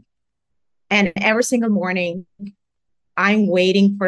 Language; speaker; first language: English; non-native, fluent; Persian